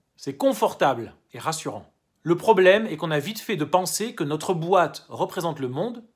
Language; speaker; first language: French; native; French